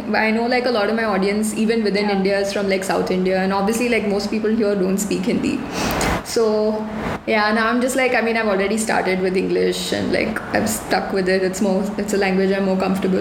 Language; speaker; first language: English; non-native, local second language; Hindi